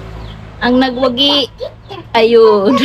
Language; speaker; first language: Filipino; native; Filipino